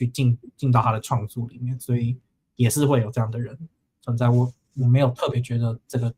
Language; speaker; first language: Chinese; native; Chinese